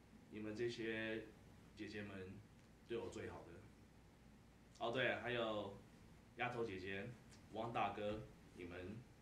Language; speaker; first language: Chinese; early bilingual, heritage; Chinese